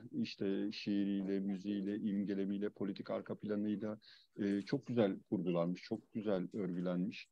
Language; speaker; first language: Turkish; native; Turkish